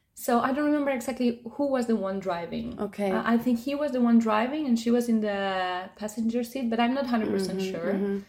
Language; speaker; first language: English; non-native, fluent; Spanish